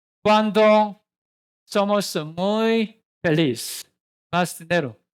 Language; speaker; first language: Spanish; non-native, learner; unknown